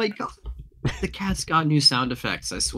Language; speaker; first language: English; native; English